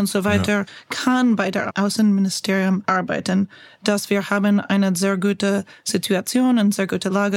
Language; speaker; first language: German; non-native, learner; English